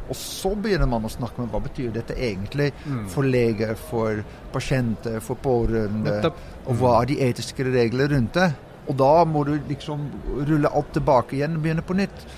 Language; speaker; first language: Norwegian; non-native, fluent; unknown